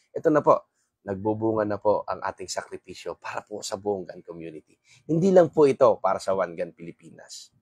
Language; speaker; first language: Filipino; non-native, local second language; Waray